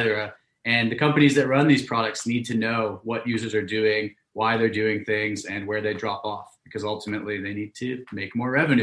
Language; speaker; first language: English; native; English